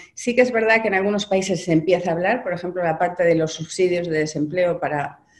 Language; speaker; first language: Spanish; native; Spanish